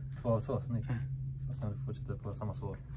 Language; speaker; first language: Swedish; native; Swedish